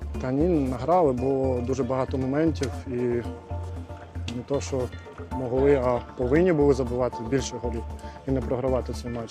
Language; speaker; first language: Ukrainian; native; Ukrainian